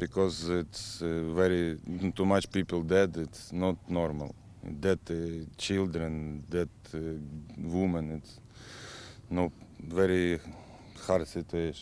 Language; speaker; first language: English; non-native, learner; Ukrainian